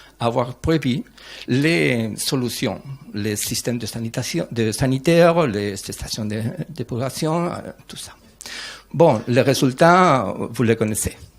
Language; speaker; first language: French; non-native, learner; Spanish